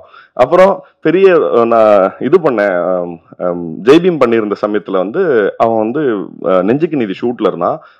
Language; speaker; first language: Tamil; native; Tamil